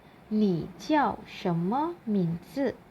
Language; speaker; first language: Chinese; non-native, fluent; Malay